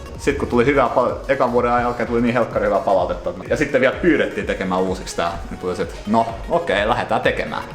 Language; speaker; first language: Finnish; non-native, local second language; Swedish